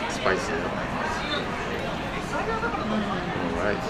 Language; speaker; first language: English; non-native, fluent; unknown